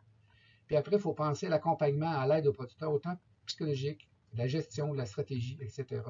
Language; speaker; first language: French; native; French